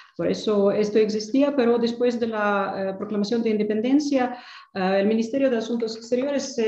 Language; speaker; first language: Spanish; non-native, fluent; Ukrainian